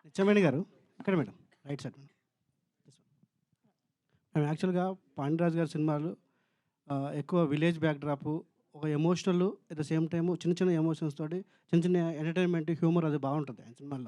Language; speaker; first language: Telugu; native; Telugu